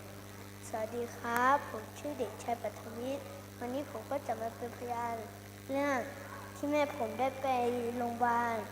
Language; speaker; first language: Thai; non-native, local second language; Akha